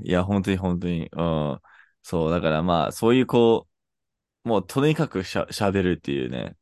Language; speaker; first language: Japanese; non-native, fluent; English